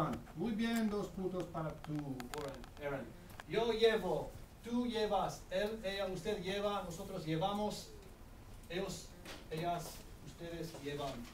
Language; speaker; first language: Spanish; non-native, fluent; English